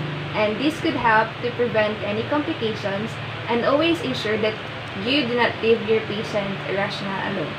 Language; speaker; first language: English; non-native, local second language; Filipino